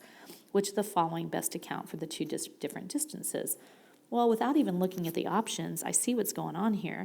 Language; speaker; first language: English; native; English